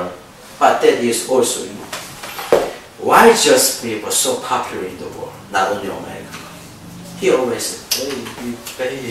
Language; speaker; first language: English; non-native, learner; Korean